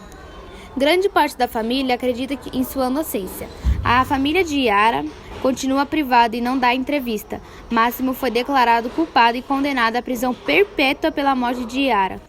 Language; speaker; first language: Portuguese; native; Portuguese